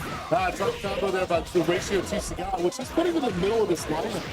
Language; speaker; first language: English; native; English